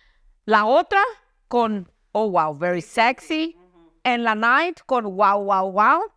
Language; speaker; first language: Spanish; early bilingual, other home language; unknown